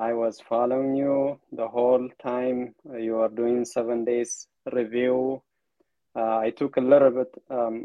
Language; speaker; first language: English; non-native, fluent; Amharic